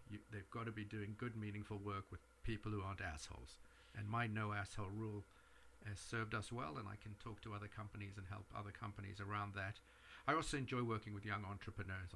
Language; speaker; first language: English; native; English